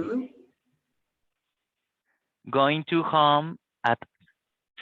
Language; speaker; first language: English; non-native, learner; Spanish